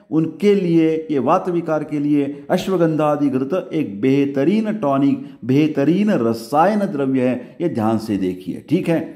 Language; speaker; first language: Hindi; non-native, local second language; Marathi